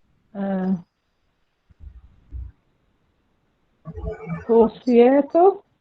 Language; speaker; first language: Spanish; non-native, learner; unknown